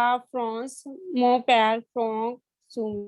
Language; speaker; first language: French; non-native, learner; Hindi